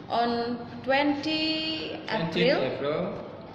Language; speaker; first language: English; non-native, learner; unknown